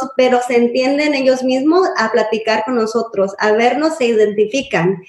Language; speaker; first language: Spanish; early bilingual, heritage; Spanish